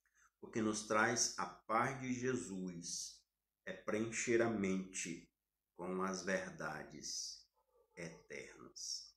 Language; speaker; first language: Portuguese; native; Portuguese